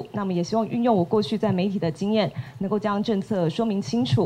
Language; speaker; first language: Chinese; native; Chinese